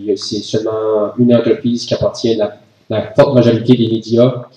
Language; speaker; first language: French; native; French